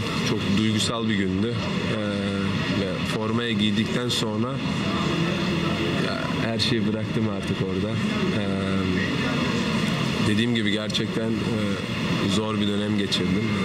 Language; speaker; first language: Turkish; early bilingual, heritage; Turkish